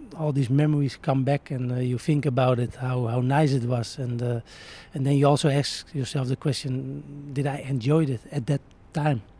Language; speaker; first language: English; non-native, fluent; Dutch